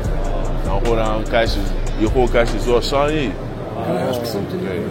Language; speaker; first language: Chinese; non-native, fluent; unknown